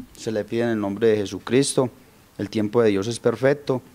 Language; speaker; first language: Spanish; native; Spanish